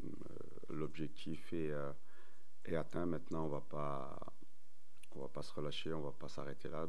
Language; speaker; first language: French; native; French